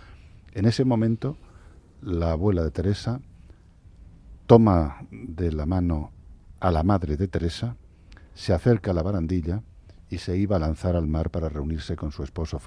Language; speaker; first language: Spanish; native; Spanish